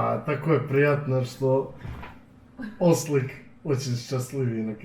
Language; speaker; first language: Russian; non-native, learner; Serbian